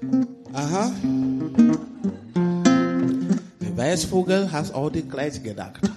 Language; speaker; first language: German; non-native, learner; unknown